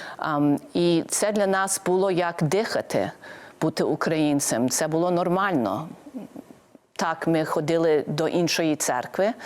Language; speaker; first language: Ukrainian; early bilingual, heritage; Ukrainian